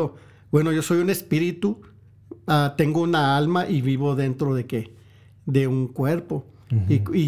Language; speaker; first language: Spanish; early bilingual, heritage; Spanish